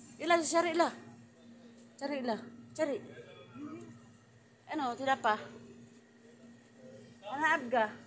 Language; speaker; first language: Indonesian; non-native, learner; Filipino